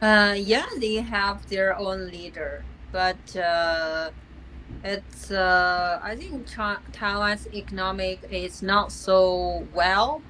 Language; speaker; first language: English; non-native, fluent; Chinese